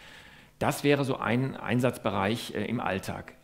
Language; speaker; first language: German; native; German